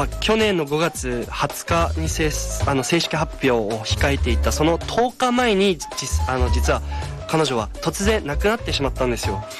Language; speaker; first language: Japanese; native; Japanese